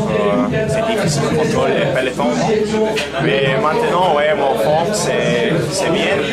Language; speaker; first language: French; non-native, learner; English